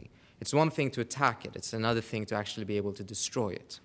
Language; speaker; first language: English; non-native, fluent; Persian